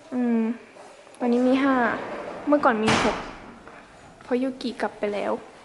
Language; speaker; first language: Thai; native; Thai